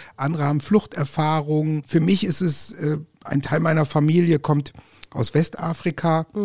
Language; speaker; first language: German; native; German